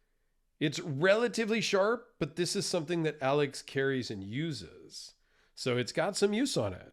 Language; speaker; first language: English; native; English